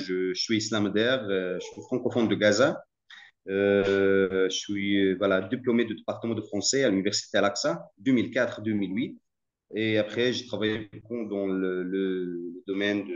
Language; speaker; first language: French; non-native, fluent; Arabic